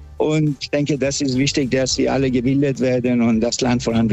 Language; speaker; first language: German; non-native, fluent; Persian